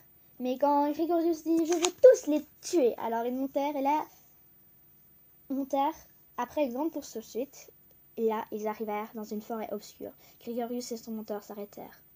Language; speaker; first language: French; native; French